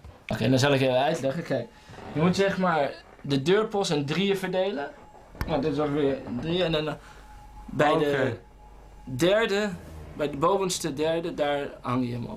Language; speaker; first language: Dutch; native; Dutch